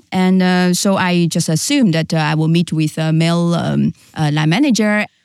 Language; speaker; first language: English; non-native, fluent; Chinese